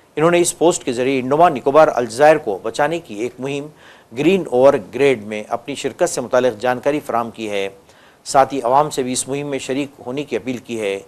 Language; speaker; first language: Urdu; native; Urdu